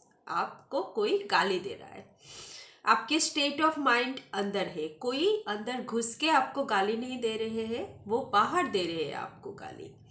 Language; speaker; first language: Hindi; non-native, local second language; Bangla